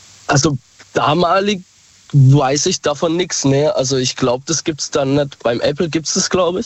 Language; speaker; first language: German; native; German